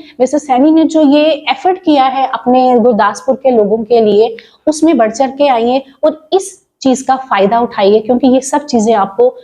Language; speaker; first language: Hindi; non-native, local second language; Punjabi